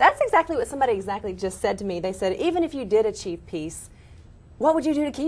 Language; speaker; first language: English; native; English